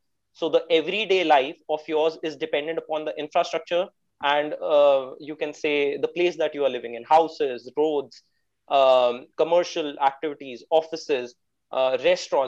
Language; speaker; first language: English; non-native, local second language; Hindi